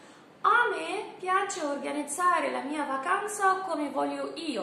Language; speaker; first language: Italian; non-native, fluent; Arabic